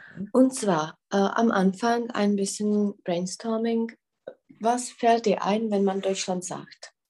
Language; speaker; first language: German; non-native, fluent; Czech